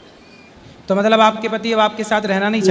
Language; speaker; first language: Hindi; native; Hindi